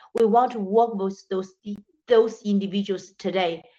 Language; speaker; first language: English; non-native, fluent; Chinese